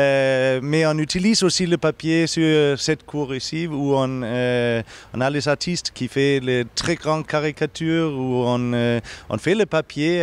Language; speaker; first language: French; non-native, fluent; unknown